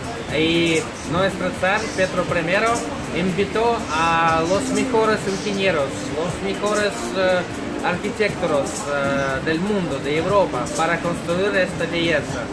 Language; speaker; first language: Spanish; non-native, fluent; Russian